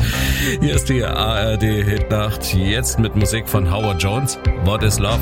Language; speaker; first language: German; native; German